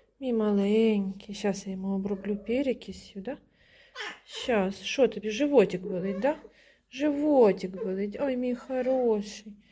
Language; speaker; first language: Ukrainian; native; Ukrainian